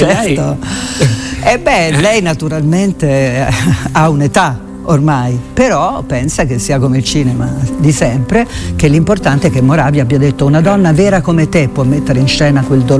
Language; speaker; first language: Italian; native; Italian